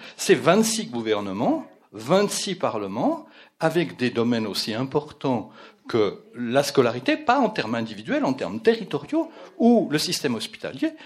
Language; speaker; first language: French; native; French